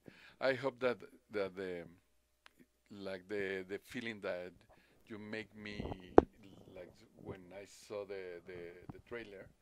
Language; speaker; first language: English; non-native, learner; Spanish